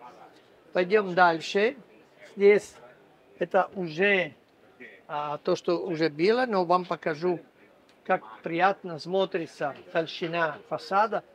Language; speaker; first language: Russian; non-native, fluent; Italian